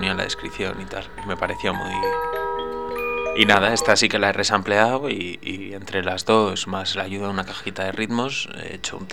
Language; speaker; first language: Spanish; native; Spanish